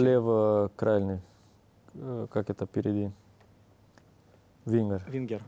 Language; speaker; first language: Russian; non-native, learner; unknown